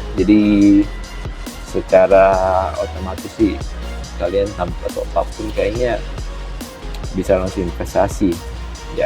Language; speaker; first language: Indonesian; native; Indonesian